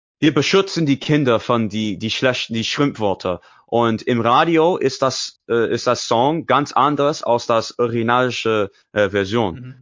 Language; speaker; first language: German; non-native, learner; English